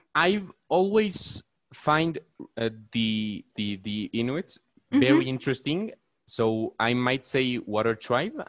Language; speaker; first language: English; non-native, fluent; Spanish